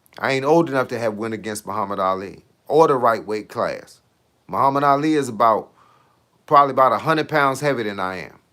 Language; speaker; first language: English; native; English